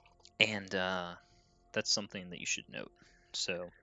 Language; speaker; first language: English; native; English